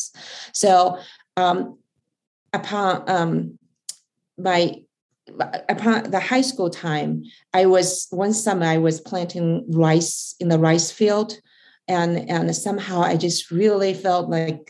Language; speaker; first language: English; non-native, fluent; Chinese